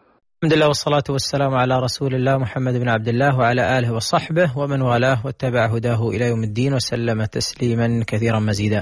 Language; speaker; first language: Arabic; native; Arabic